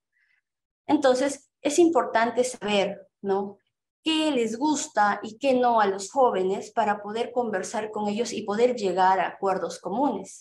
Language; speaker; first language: Spanish; native; Spanish